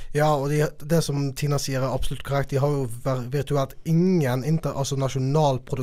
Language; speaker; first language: Norwegian; native; Norwegian